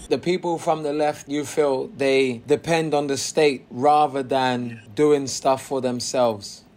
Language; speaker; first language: English; native; English